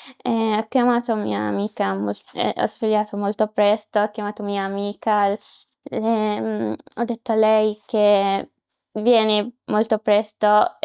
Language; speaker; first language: Italian; non-native, learner; Arabic